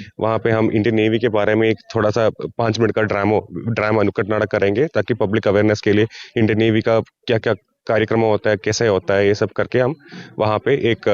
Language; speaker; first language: Hindi; non-native, local second language; Gujarati